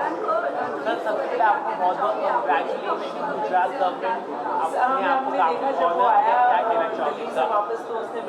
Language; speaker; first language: Hindi; native; Hindi